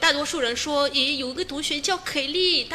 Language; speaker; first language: Chinese; non-native, fluent; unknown